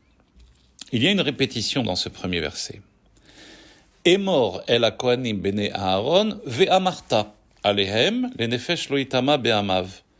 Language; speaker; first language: French; native; French